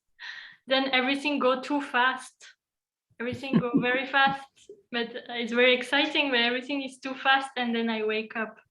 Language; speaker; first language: English; non-native, fluent; French